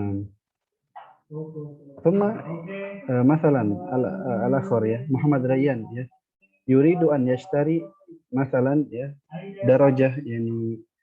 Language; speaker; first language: Arabic; non-native, fluent; Indonesian